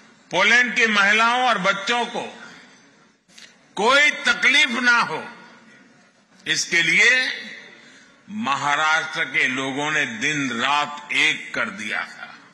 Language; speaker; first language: Hindi; non-native, local second language; Gujarati